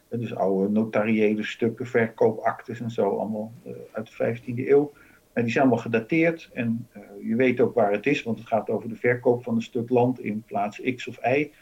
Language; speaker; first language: Dutch; native; Dutch